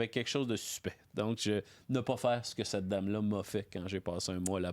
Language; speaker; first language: French; native; French